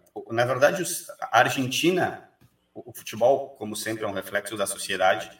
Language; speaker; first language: Portuguese; native; Portuguese